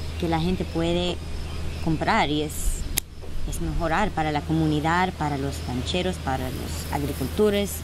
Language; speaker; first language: Spanish; early bilingual, heritage; Spanish